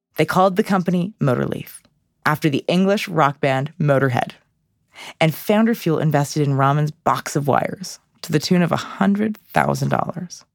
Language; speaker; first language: English; native; English